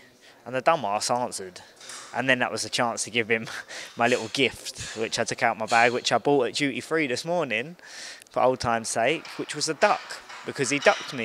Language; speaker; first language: English; native; English